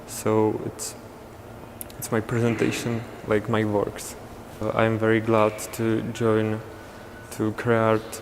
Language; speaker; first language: English; non-native, learner; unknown